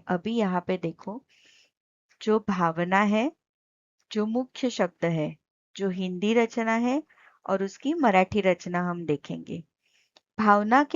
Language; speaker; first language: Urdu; non-native, local second language; Marathi